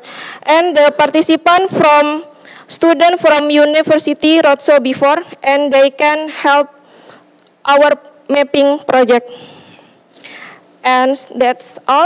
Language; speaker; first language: English; non-native, learner; Indonesian